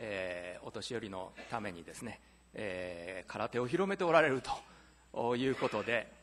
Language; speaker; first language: Japanese; native; Japanese